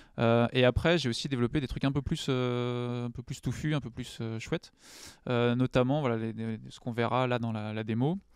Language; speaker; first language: French; native; French